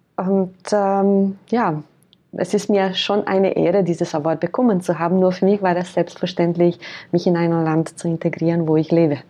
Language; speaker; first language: German; non-native, fluent; Hungarian